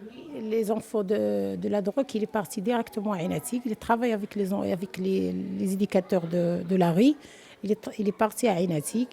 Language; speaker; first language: French; non-native, learner; Arabic